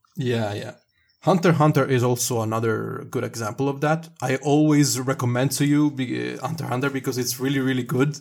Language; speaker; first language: English; non-native, fluent; Italian